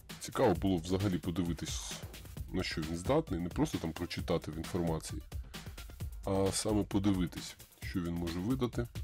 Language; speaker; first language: Ukrainian; non-native, local second language; Russian